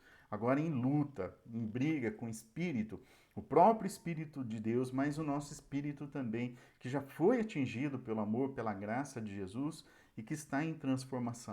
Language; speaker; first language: Portuguese; native; Portuguese